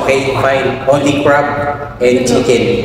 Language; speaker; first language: English; non-native, local second language; Filipino